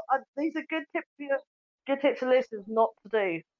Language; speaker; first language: English; native; English